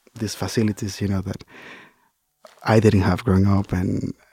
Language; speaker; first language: English; non-native, fluent; Spanish